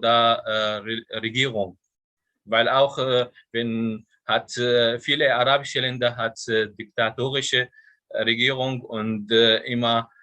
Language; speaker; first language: German; non-native, learner; Arabic